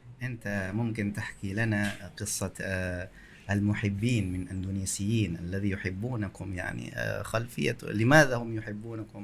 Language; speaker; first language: Arabic; non-native, fluent; Indonesian